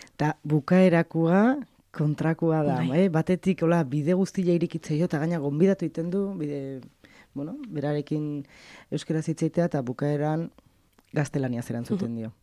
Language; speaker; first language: Basque; native; Basque